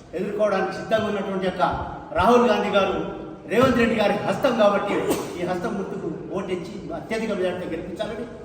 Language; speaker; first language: Telugu; non-native, local second language; Lambadi